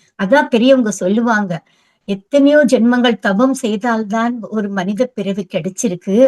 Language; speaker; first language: Tamil; non-native, local second language; Telugu